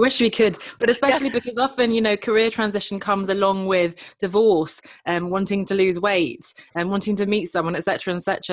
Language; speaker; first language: English; native; English